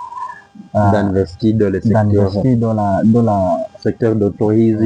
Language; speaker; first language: French; non-native, learner; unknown